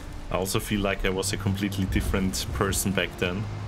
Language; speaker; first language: English; non-native, fluent; German